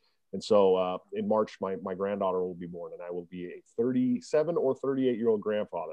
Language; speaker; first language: English; native; English